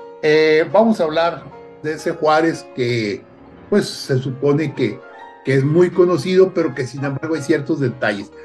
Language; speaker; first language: Spanish; native; Spanish